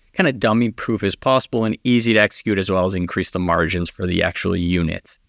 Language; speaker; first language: English; native; English